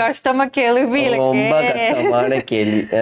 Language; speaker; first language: Tamil; non-native, learner; Japanese